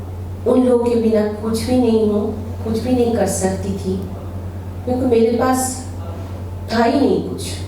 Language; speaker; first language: Hindi; non-native, local second language; Bangla